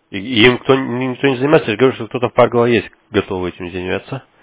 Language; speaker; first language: Russian; native; Russian